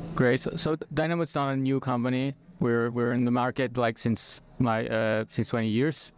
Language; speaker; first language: English; non-native, fluent; French